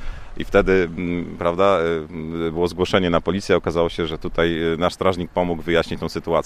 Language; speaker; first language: Polish; native; Polish